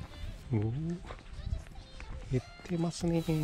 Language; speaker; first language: Japanese; native; Japanese